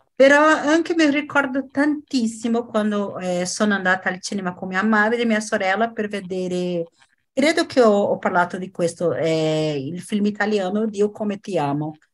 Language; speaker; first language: Italian; non-native, fluent; Portuguese